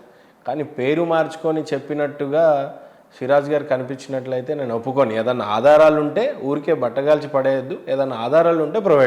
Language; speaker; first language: Telugu; native; Telugu